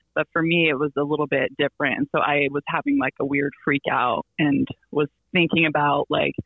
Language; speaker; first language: English; native; English